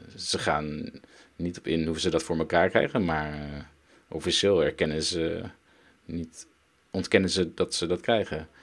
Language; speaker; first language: Dutch; early bilingual, other home language; Turkish